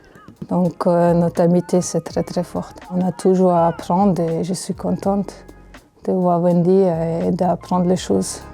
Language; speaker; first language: French; non-native, fluent; Hungarian